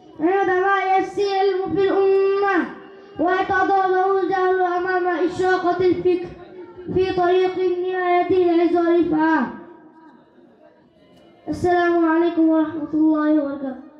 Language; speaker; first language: Arabic; non-native, learner; Bangla